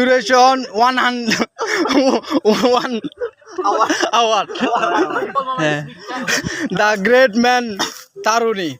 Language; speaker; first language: English; non-native, learner; Bangla